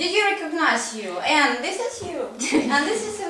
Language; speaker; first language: English; non-native, fluent; Russian